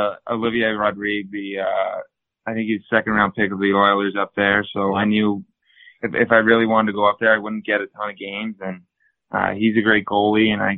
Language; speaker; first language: English; native; English